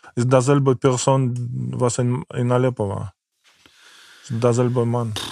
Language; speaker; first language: German; non-native, fluent; Ukrainian